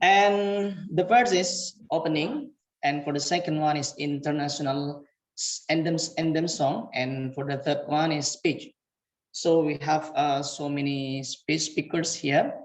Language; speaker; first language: English; non-native, fluent; Indonesian